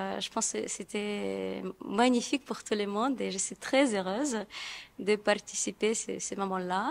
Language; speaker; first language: French; non-native, fluent; Russian